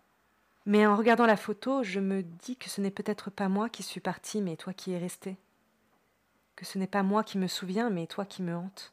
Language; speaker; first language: French; native; French